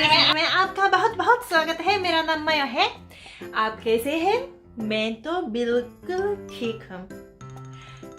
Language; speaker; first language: Hindi; non-native, fluent; Japanese